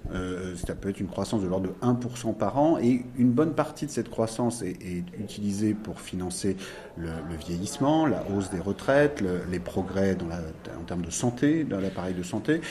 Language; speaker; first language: French; native; French